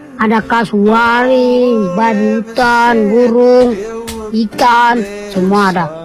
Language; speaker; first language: Indonesian; native; Indonesian